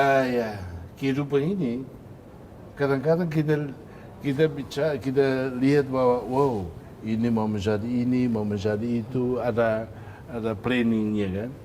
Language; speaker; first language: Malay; non-native, fluent; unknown